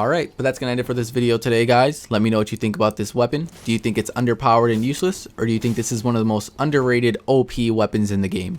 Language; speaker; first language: English; native; English